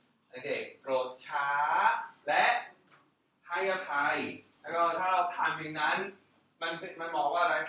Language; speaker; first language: Thai; non-native, fluent; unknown